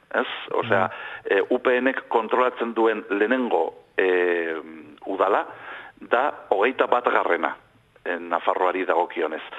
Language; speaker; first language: Basque; non-native, local second language; Spanish